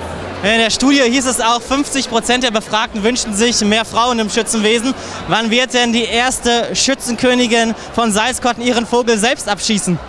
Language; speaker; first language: German; native; German